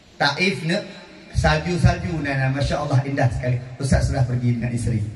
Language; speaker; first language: Malay; non-native, local second language; Achinese